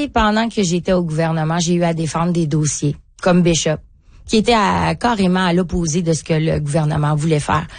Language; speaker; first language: French; native; French